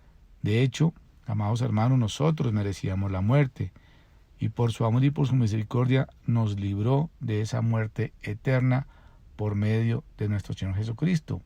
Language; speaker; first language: Spanish; native; Spanish